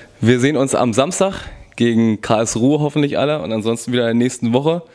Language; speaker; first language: German; native; German